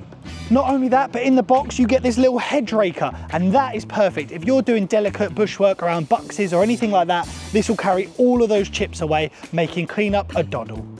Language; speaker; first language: English; native; English